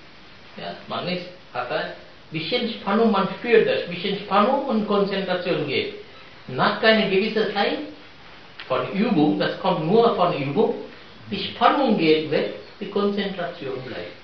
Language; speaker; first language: German; non-native, fluent; Sinhala